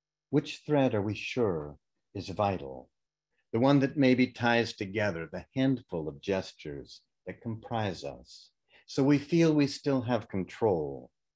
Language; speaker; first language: English; native; English